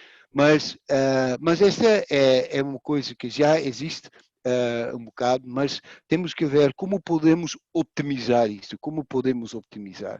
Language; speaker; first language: Portuguese; non-native, fluent; Dutch